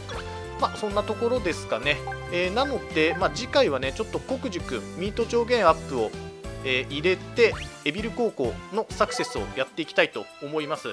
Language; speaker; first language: Japanese; native; Japanese